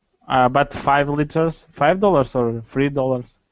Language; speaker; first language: English; non-native, learner; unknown